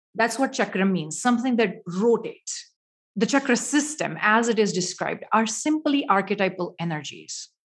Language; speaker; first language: English; non-native, local second language; Marathi